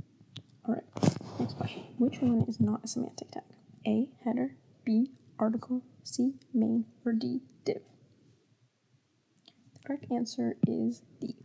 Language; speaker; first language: English; native; English